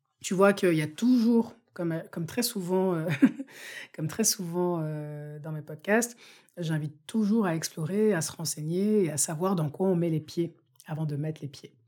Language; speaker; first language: French; non-native, local second language; Bambara